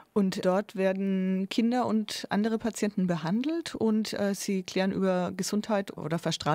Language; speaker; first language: German; native; German